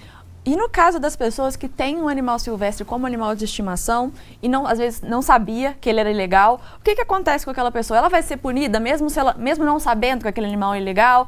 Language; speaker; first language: Portuguese; native; Portuguese